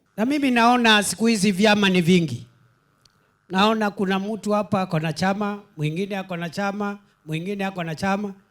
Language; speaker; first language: Swahili; non-native, local second language; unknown